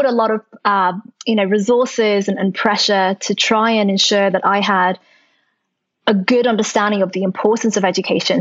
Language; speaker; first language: English; early bilingual, other home language; Chinese